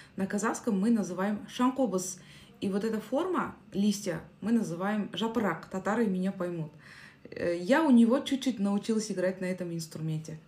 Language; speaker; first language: Russian; non-native, local second language; Kazakh